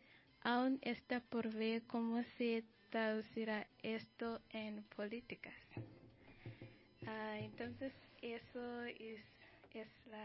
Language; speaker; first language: Spanish; non-native, learner; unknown